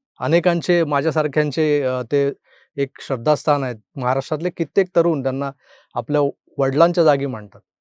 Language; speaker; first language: Marathi; native; Marathi